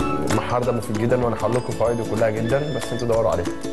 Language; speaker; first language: Arabic; native; Arabic